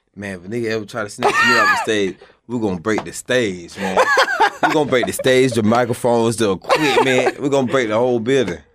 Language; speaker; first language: English; native; English